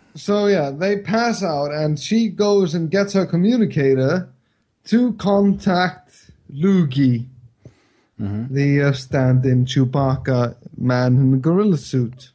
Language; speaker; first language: English; non-native, fluent; Icelandic